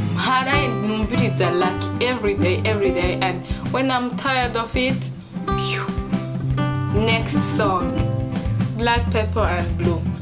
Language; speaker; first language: English; non-native, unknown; Rundi